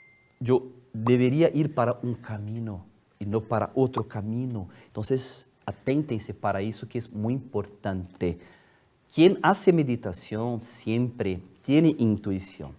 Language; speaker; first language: Spanish; non-native, fluent; Portuguese